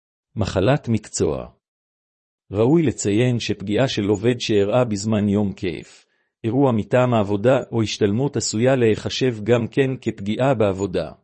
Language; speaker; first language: Hebrew; native; Hebrew